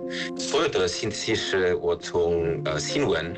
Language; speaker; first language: Chinese; non-native, fluent; German